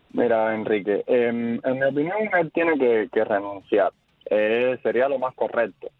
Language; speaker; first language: Spanish; native; Spanish